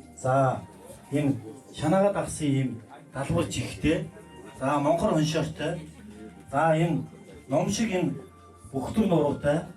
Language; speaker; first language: Mongolian; native; Mongolian